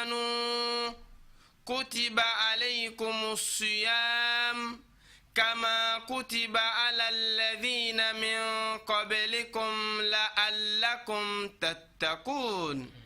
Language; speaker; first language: Arabic; non-native, fluent; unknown